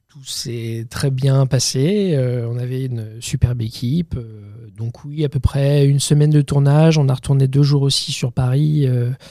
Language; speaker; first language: French; native; French